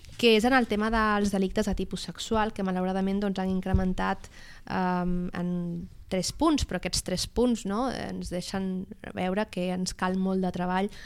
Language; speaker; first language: Catalan; native; Catalan